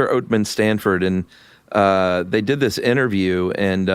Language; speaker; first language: English; native; English